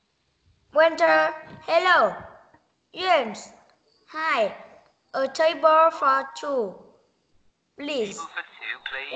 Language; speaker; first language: English; non-native, learner; Vietnamese